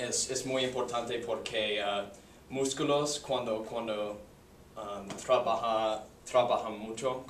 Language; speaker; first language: Spanish; non-native, learner; English